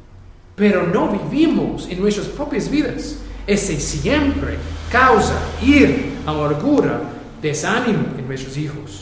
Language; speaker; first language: Spanish; non-native, fluent; English